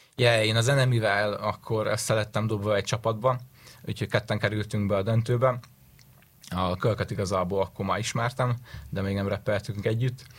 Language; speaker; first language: Hungarian; native; Hungarian